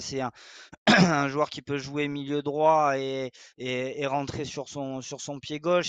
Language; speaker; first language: French; native; French